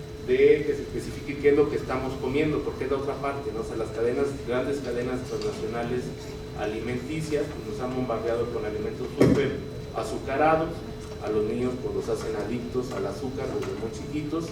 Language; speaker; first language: Spanish; native; Spanish